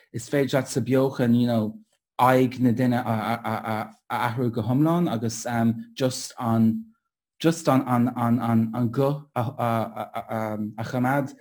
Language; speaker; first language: Irish; non-native, local second language; English